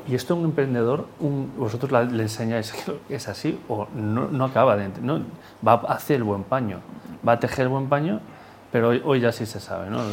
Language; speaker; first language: Spanish; native; Spanish